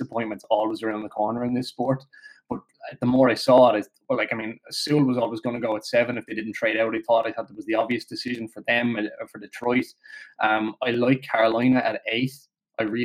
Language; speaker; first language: English; native; English